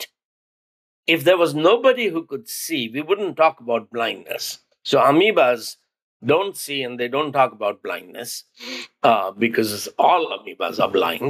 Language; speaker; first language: English; non-native, local second language; Hindi